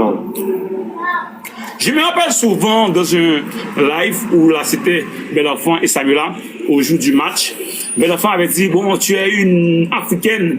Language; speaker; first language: French; non-native, local second language; Haitian Creole